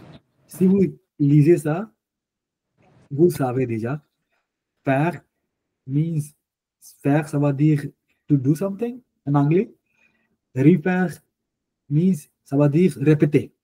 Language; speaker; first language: French; non-native, fluent; Hindi